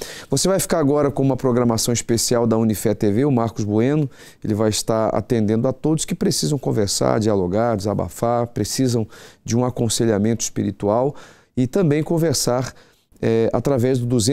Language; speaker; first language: Portuguese; native; Portuguese